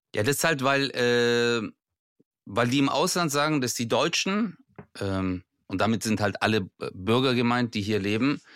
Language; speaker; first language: German; native; German